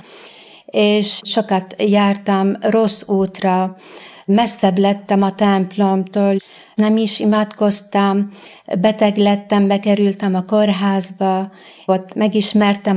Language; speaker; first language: Hungarian; non-native, fluent; Arabic